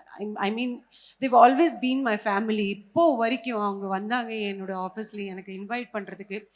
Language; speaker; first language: Tamil; non-native, fluent; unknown